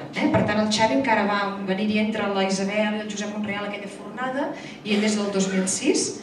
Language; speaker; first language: Catalan; native; Catalan